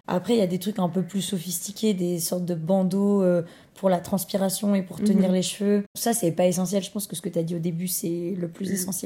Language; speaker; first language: French; native; French